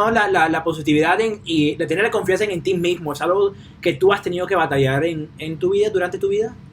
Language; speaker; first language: Spanish; early bilingual, heritage; Spanish